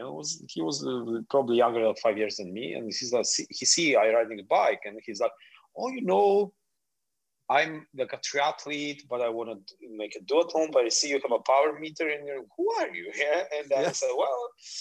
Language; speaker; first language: English; non-native, fluent; Polish